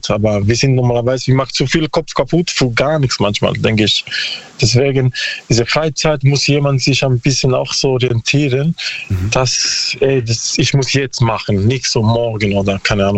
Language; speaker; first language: German; non-native, learner; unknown